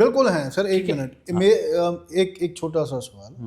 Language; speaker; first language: Hindi; non-native, local second language; Punjabi